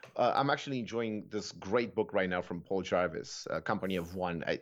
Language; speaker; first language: English; non-native, fluent; Romanian